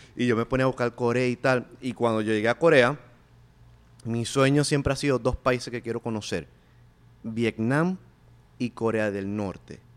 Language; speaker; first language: Spanish; native; Spanish